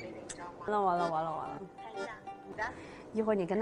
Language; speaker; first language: Chinese; native; Chinese